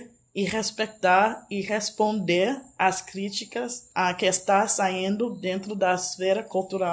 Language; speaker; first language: Portuguese; non-native, fluent; English